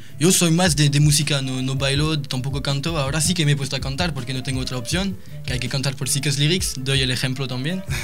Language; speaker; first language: Spanish; non-native, fluent; French